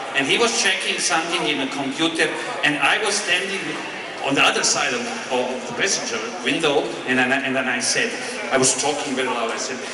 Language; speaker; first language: English; non-native, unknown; Serbian